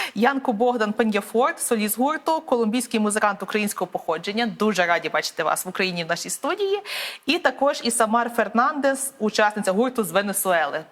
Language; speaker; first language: Ukrainian; native; Ukrainian